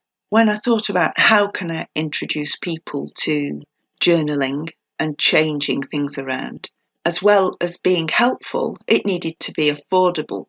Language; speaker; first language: English; native; English